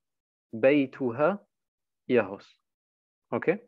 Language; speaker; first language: German; non-native, fluent; Arabic